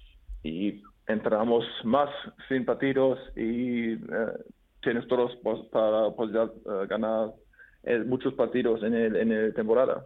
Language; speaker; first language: Spanish; non-native, learner; German